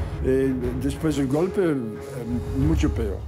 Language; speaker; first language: Spanish; non-native, learner; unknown